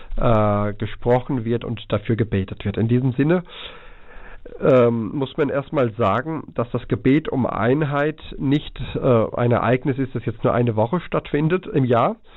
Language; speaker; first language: German; early bilingual, heritage; Greek